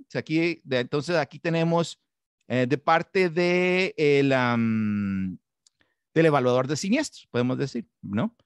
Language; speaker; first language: English; non-native, fluent; Spanish